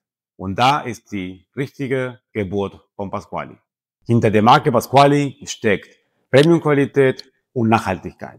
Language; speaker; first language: German; non-native, fluent; Spanish